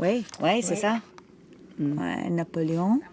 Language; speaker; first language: French; non-native, learner; English